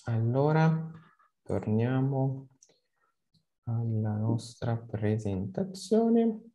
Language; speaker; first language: Italian; non-native, fluent; Ukrainian